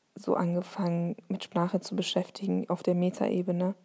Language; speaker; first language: German; non-native, local second language; Turkish